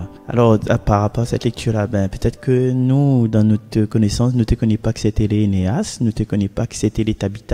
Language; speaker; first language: French; non-native, local second language; Réunion Creole French